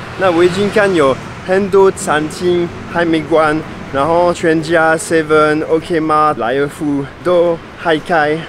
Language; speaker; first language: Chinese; non-native, fluent; French